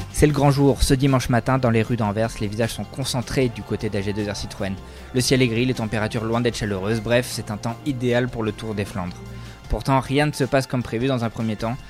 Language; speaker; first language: French; native; French